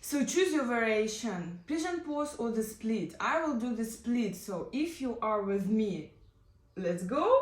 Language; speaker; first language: English; non-native, learner; Ukrainian